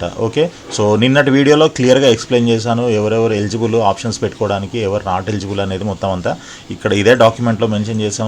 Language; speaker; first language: Telugu; native; Telugu